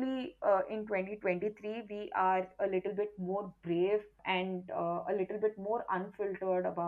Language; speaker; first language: English; non-native, local second language; Kannada